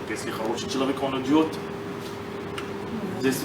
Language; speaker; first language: Russian; non-native, learner; Arabic